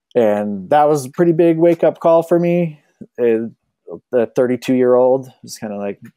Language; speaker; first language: English; native; English